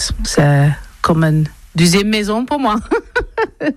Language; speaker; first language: French; non-native, learner; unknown